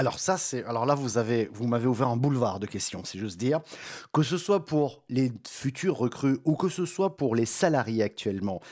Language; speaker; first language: French; native; French